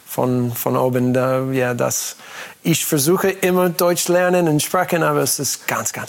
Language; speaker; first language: German; non-native, learner; English